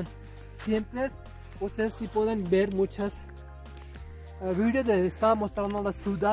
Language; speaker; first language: Spanish; non-native, learner; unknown